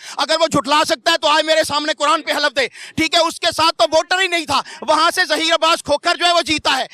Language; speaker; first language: Urdu; non-native, local second language; Punjabi